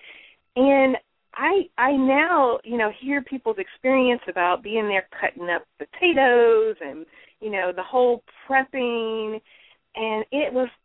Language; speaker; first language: English; native; English